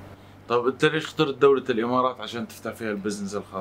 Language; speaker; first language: Arabic; native; Arabic